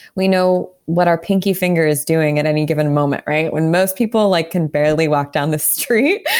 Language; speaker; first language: English; native; English